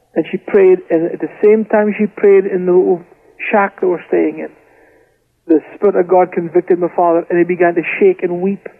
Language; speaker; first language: English; native; English